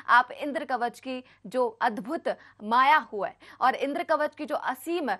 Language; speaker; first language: Hindi; native; Hindi